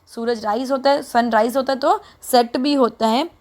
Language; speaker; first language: Hindi; non-native, local second language; Gujarati